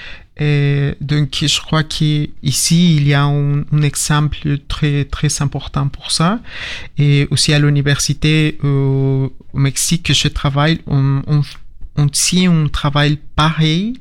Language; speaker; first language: French; non-native, learner; Spanish